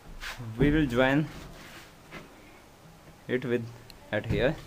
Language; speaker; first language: English; non-native, local second language; Hindi